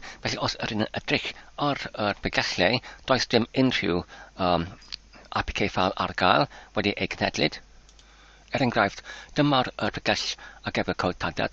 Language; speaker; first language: Welsh; non-native, learner; English